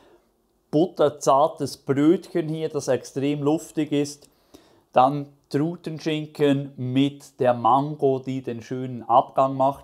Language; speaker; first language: German; native; German